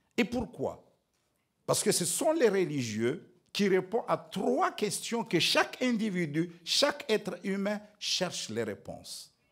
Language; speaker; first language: French; non-native, local second language; Ngazidja Comorian